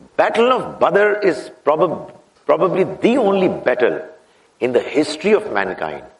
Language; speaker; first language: English; non-native, local second language; Urdu